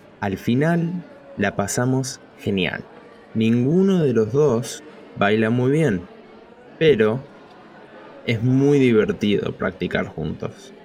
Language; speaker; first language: Spanish; early bilingual, heritage; Spanish